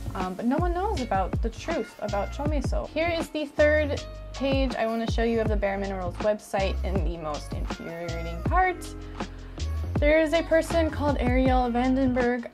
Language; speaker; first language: English; native; English